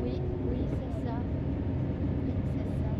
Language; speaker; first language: French; non-native, local second language; German